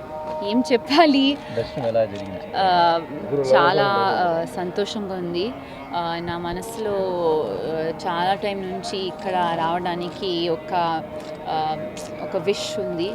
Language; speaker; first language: Telugu; non-native, local second language; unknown